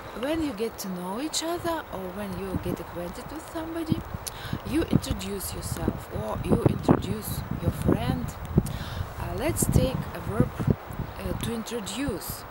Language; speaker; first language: English; non-native, fluent; Russian